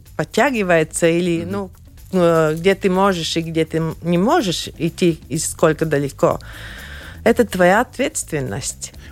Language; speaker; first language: Russian; non-native, learner; Latvian